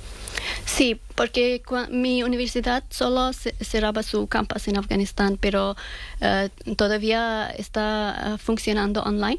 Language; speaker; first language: Spanish; non-native, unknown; Persian